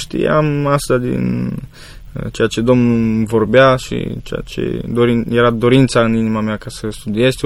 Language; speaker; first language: Romanian; native; Romanian